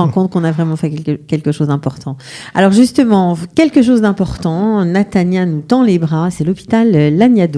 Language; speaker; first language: French; native; French